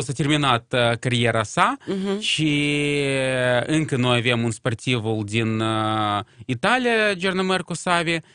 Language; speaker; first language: Romanian; non-native, local second language; Russian